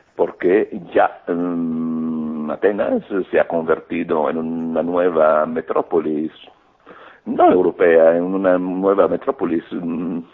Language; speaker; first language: Spanish; non-native, fluent; Greek